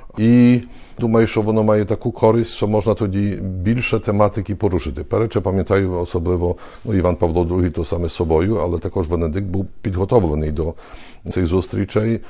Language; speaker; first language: Ukrainian; early bilingual, heritage; Ukrainian